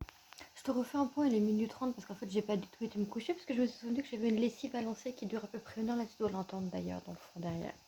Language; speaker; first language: French; native; French